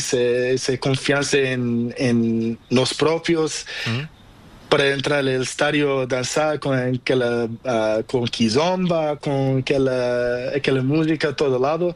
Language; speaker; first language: Spanish; non-native, learner; Portuguese